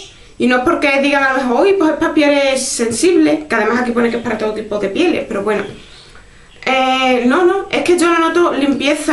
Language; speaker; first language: Spanish; native; Spanish